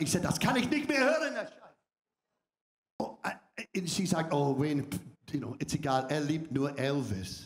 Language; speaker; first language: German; non-native, fluent; English